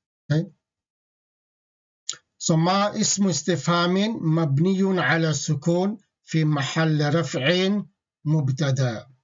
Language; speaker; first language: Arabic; non-native, fluent; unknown